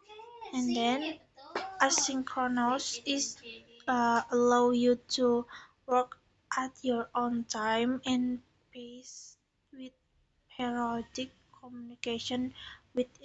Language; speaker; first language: English; non-native, learner; Indonesian